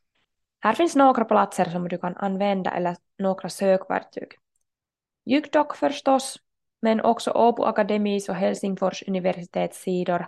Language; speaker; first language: Swedish; non-native, local second language; Finnish